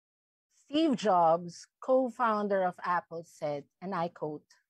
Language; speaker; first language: English; non-native, local second language; Filipino